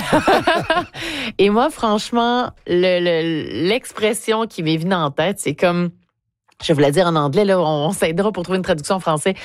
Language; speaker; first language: French; native; French